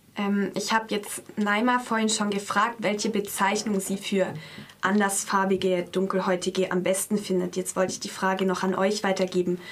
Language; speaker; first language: German; native; German